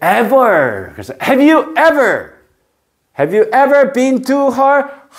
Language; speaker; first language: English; non-native, fluent; Korean